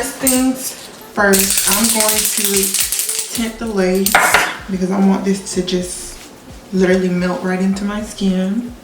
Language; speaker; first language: English; native; English